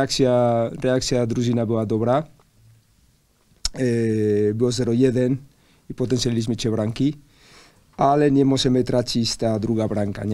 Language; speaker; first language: Polish; non-native, learner; Spanish